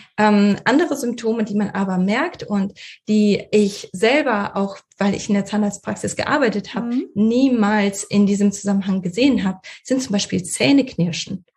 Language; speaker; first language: German; early bilingual, other home language; Russian